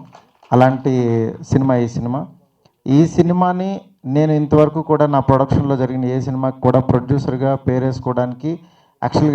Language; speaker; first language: Telugu; native; Telugu